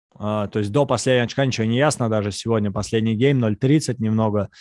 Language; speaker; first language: Russian; native; Russian